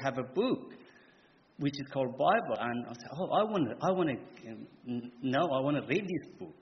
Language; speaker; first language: English; non-native, fluent; Persian